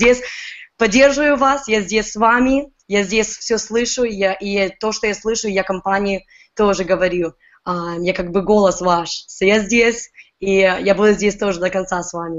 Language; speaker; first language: Russian; early bilingual, heritage; Russian